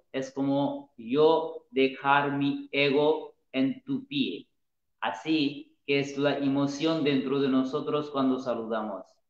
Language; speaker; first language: Spanish; non-native, learner; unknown